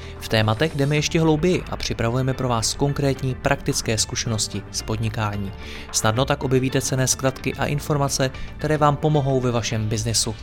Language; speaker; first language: Czech; native; Czech